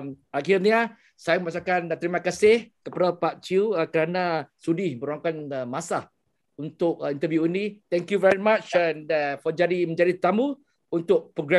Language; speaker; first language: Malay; non-native, local second language; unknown